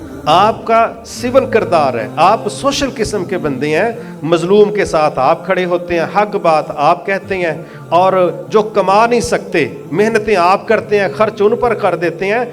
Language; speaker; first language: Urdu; non-native, local second language; Punjabi